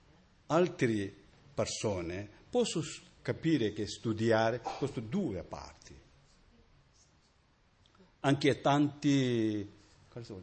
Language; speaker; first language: Italian; non-native, learner; Tibetan